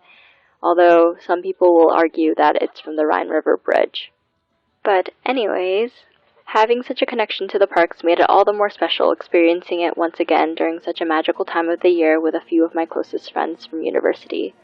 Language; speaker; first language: English; native; English